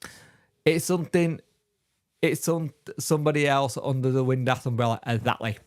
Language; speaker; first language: English; native; English